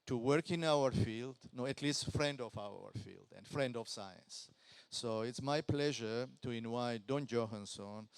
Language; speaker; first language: English; non-native, fluent; Georgian